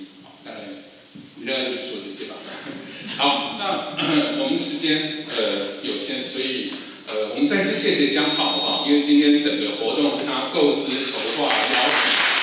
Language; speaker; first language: Chinese; native; Chinese